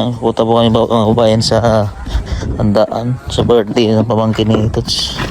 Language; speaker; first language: Filipino; non-native, local second language; Cebuano